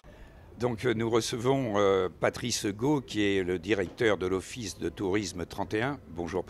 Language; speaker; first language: French; native; French